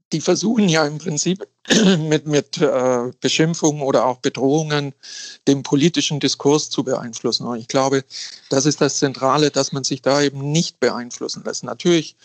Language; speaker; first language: German; native; German